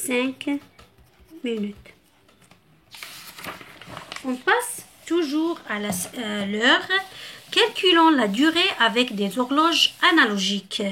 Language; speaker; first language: French; non-native, local second language; Arabic